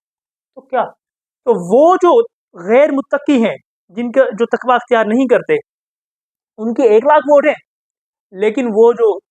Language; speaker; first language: Urdu; native; Urdu